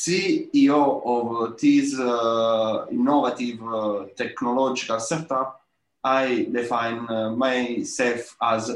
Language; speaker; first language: English; non-native, learner; Italian